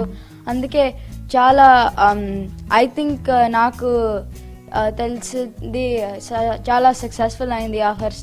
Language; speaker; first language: Telugu; early bilingual, heritage; Telugu